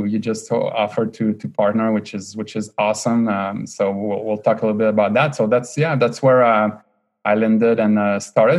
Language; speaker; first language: English; non-native, fluent; French